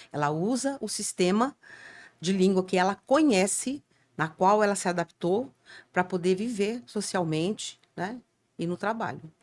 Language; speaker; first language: Portuguese; native; Portuguese